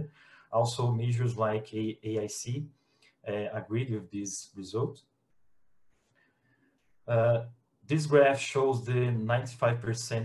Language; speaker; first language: English; non-native, fluent; Portuguese